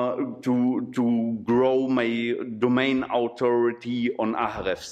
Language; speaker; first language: English; non-native, fluent; German